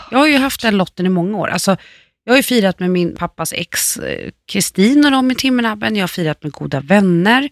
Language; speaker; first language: Swedish; native; Swedish